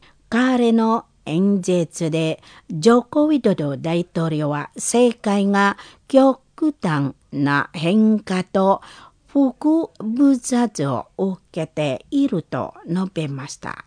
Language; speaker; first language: Japanese; non-native, fluent; Indonesian